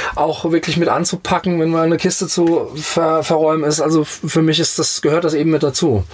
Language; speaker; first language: German; native; German